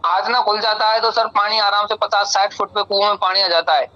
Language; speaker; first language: Hindi; native; Hindi